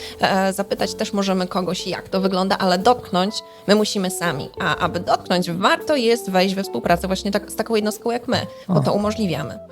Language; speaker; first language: Polish; native; Polish